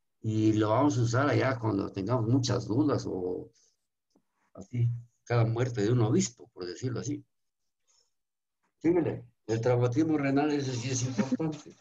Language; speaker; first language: Spanish; native; Spanish